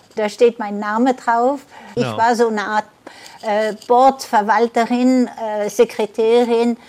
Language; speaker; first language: German; early bilingual, heritage; German